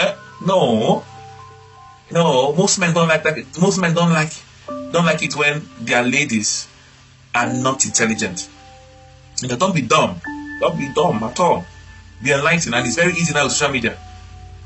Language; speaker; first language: English; non-native, local second language; Igbo